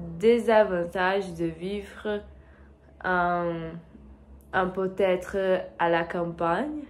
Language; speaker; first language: French; non-native, learner; Portuguese